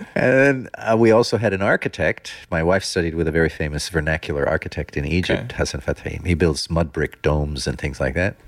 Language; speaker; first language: English; non-native, fluent; Dutch